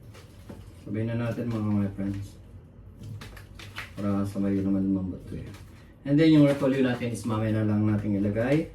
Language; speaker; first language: Filipino; native; Filipino